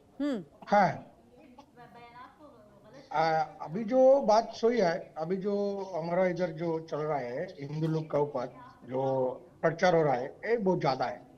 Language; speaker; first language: Hindi; non-native, local second language; Bangla